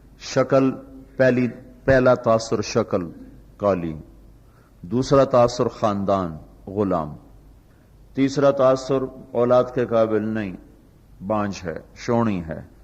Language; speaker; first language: Urdu; non-native, local second language; Punjabi